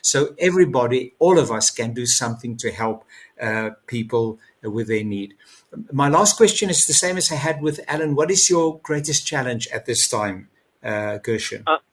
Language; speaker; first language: English; non-native, local second language; Afrikaans